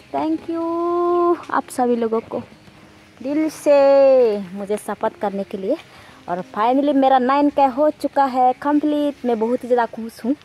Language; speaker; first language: Hindi; non-native, local second language; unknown